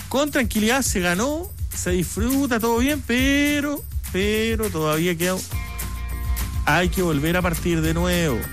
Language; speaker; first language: Spanish; native; Spanish